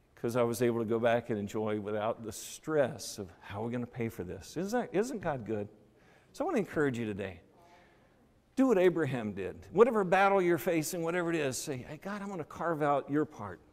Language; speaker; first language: English; native; English